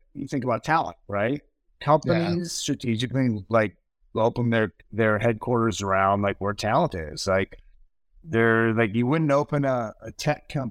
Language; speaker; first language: English; native; English